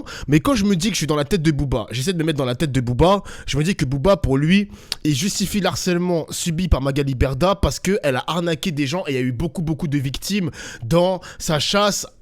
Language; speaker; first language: French; native; French